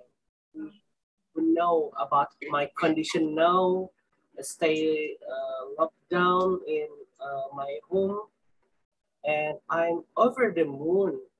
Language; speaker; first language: English; non-native, learner; Indonesian